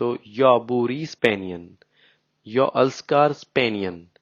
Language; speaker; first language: Swedish; non-native, learner; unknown